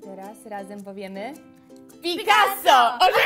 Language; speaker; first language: Polish; native; Polish